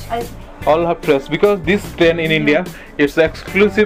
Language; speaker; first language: English; non-native, learner; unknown